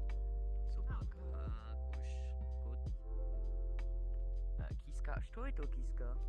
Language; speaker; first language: Russian; non-native, learner; French